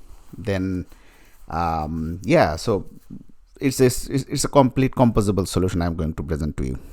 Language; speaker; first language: English; non-native, fluent; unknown